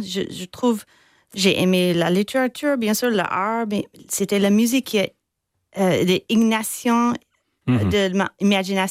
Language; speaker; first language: French; non-native, fluent; English